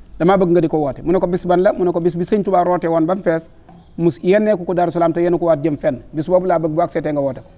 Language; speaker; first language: Wolof; native; Wolof